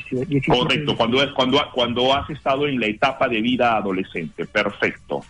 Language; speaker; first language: Spanish; native; Spanish